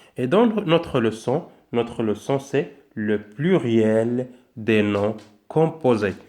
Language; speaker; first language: French; non-native, local second language; Arabic